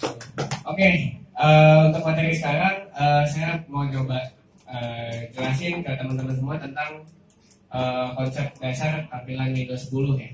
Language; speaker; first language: Indonesian; native; Indonesian